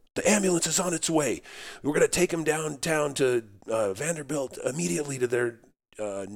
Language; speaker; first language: English; native; English